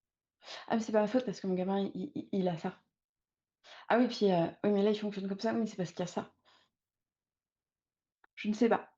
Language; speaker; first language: French; native; French